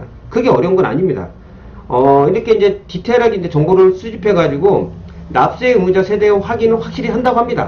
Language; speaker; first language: Korean; native; Korean